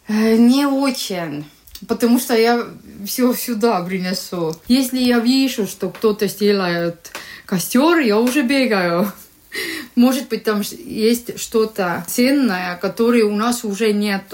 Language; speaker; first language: Russian; non-native, learner; Estonian